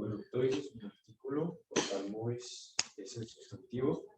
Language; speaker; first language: Spanish; native; Spanish